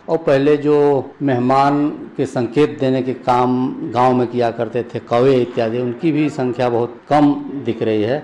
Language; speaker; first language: Hindi; native; Hindi